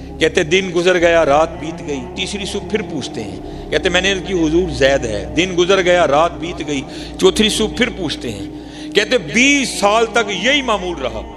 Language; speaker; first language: Urdu; non-native, local second language; Punjabi